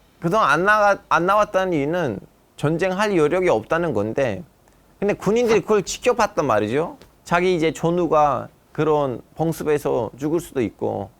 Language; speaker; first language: Korean; non-native, fluent; Turkish